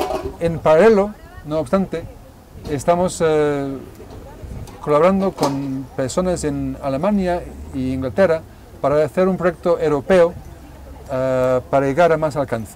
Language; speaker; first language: Spanish; non-native, fluent; English